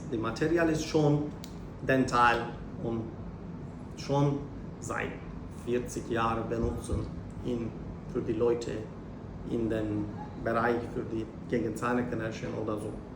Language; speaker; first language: German; non-native, learner; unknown